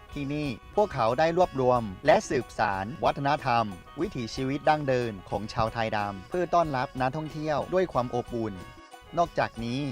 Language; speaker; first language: Thai; non-native, fluent; Chinese